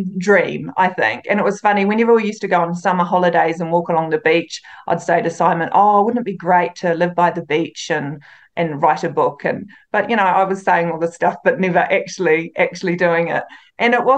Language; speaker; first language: English; native; English